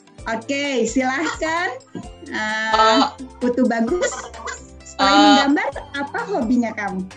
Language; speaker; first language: Indonesian; native; Indonesian